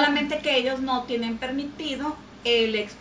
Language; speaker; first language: Spanish; native; Spanish